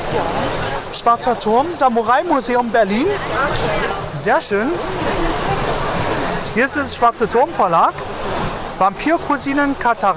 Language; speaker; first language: German; native; German